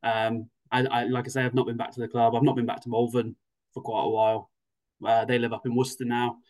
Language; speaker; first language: English; native; English